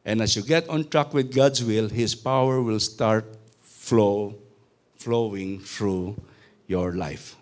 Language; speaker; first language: English; non-native, local second language; Filipino